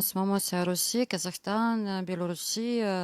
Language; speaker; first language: French; non-native, learner; Russian